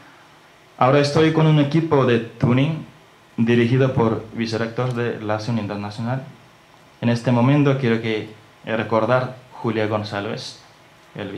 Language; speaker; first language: Spanish; non-native, learner; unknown